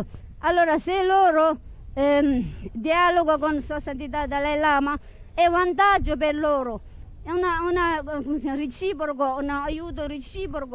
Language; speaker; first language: Italian; non-native, fluent; Tibetan